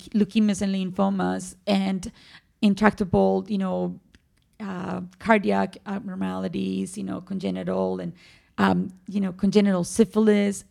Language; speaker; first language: English; non-native, fluent; Spanish